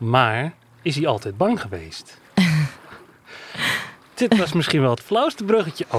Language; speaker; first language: Dutch; native; Dutch